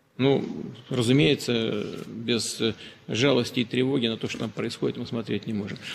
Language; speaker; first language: Russian; native; Russian